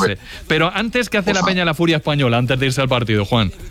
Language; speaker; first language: Spanish; native; Spanish